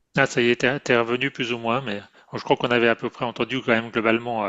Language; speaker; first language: French; native; French